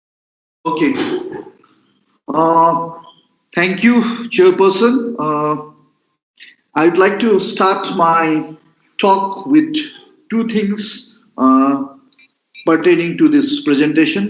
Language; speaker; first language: English; non-native, local second language; Nepali